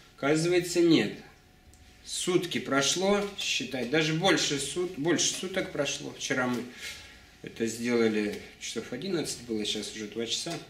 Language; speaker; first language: Russian; native; Russian